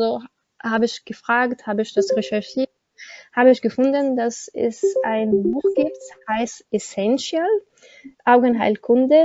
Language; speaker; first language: German; non-native, learner; Arabic